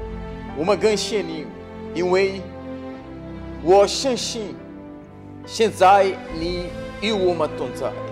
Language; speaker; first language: Chinese; non-native, learner; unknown